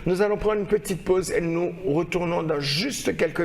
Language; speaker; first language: French; non-native, local second language; Haitian Creole